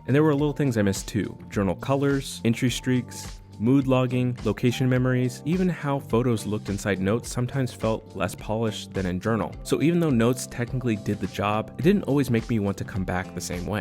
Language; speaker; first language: English; native; English